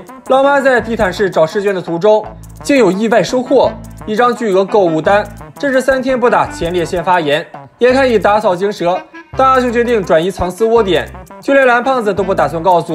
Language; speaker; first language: Chinese; native; Chinese